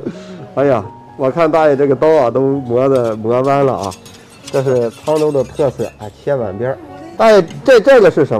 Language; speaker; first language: Chinese; native; Chinese